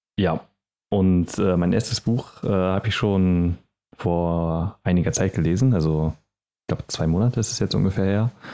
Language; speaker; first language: German; native; German